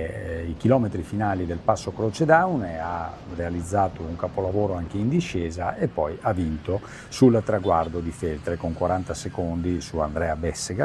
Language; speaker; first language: Italian; native; Italian